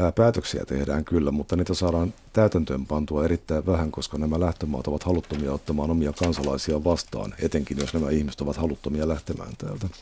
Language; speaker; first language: Finnish; native; Finnish